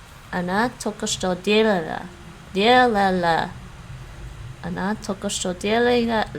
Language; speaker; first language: Russian; non-native, learner; English